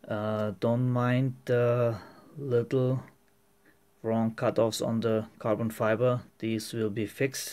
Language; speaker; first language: English; non-native, fluent; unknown